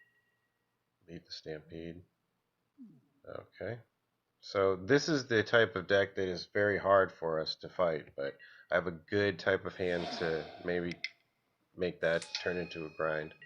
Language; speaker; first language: English; native; English